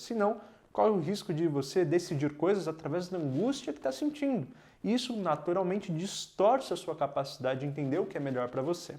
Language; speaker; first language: Portuguese; native; Portuguese